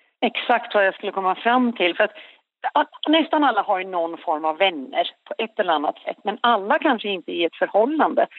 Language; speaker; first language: Swedish; native; Swedish